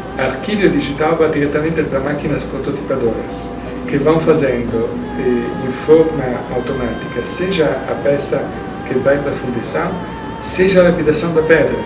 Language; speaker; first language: Portuguese; non-native, fluent; Italian